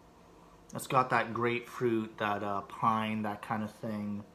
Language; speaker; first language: English; native; English